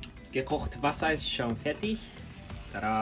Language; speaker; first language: German; non-native, learner; Japanese